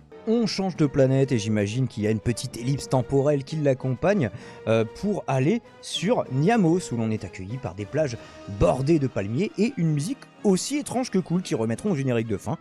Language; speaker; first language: French; native; French